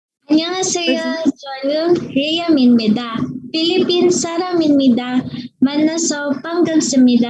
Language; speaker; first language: Korean; non-native, learner; Filipino